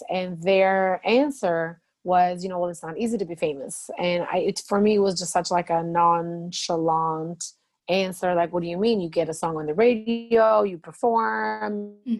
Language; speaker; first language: English; non-native, fluent; Albanian